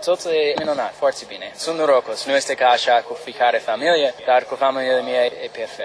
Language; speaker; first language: Romanian; non-native, learner; English